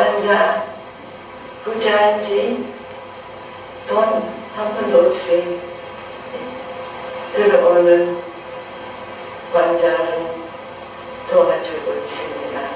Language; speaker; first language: Korean; non-native, local second language; English